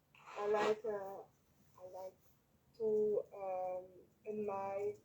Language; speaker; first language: English; non-native, learner; French